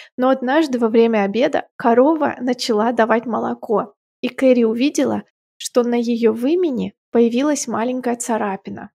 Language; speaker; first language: Russian; native; Russian